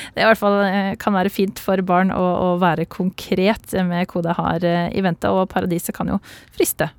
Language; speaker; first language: Norwegian; native; Norwegian